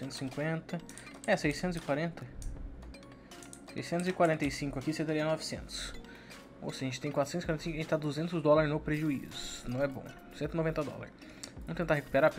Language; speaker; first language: Portuguese; native; Portuguese